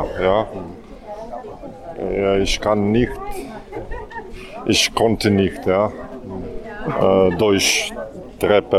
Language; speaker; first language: German; non-native, learner; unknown